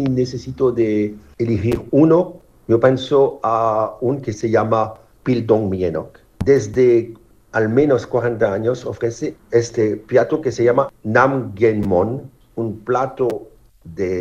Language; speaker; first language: Spanish; non-native, fluent; French